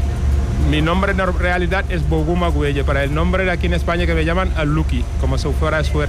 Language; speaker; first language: Spanish; non-native, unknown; Wolof